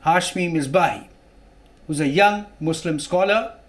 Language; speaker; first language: English; non-native, local second language; Urdu